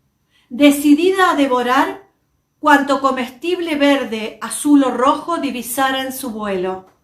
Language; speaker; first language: Spanish; native; Spanish